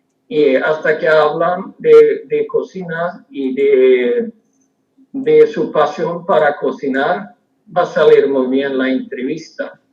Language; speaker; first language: Spanish; non-native, fluent; Swedish